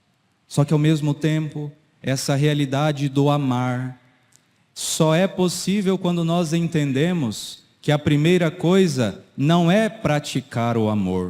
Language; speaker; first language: Portuguese; native; Portuguese